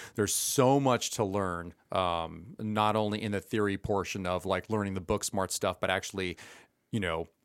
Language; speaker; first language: English; early bilingual, other home language; Spanish